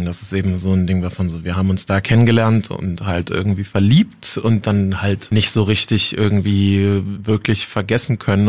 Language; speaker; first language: German; native; German